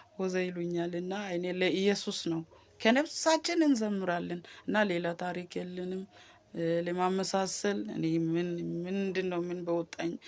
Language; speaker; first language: Amharic; non-native, local second language; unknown